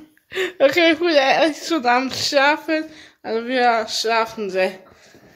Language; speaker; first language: German; early bilingual, other home language; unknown